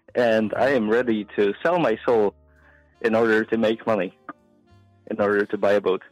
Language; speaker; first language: English; non-native, fluent; Polish